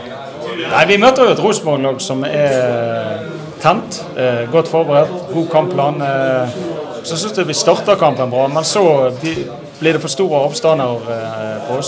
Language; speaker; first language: Norwegian; native; Norwegian